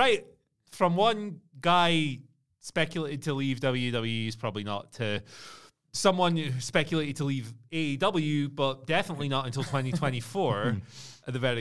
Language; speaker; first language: English; native; English